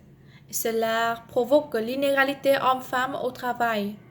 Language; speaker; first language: French; non-native, learner; Vietnamese